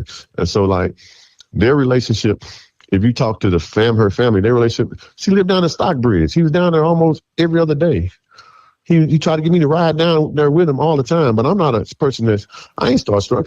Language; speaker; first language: English; native; English